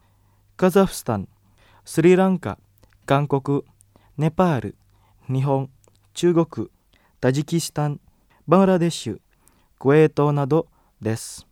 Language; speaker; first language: Japanese; non-native, fluent; Indonesian